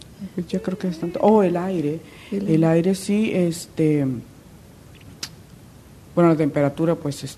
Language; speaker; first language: Spanish; native; Spanish